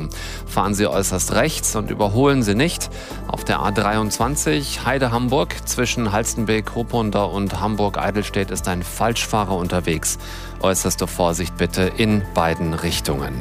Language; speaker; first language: German; native; German